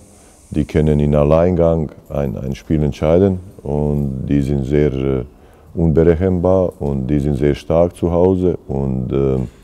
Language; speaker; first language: German; non-native, fluent; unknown